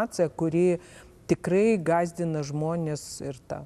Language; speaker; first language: Lithuanian; non-native, local second language; Russian